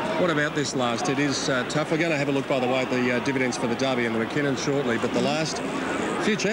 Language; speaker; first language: English; native; English